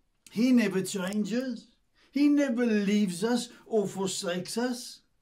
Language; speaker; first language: English; non-native, local second language; Afrikaans